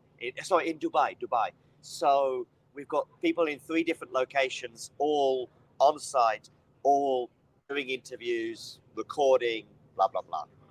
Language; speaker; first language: English; native; English